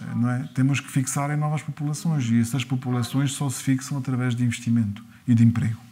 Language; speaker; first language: Portuguese; early bilingual, other home language; French